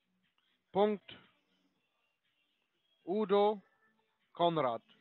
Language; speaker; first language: German; non-native, learner; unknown